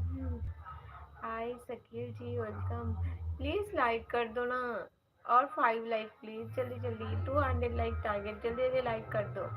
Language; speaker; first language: Hindi; non-native, local second language; Bangla